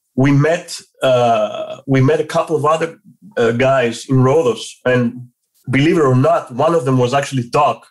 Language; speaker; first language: English; non-native, fluent; Greek